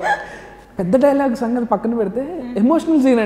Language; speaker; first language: Telugu; native; Telugu